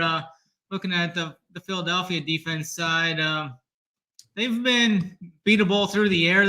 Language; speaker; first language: English; native; English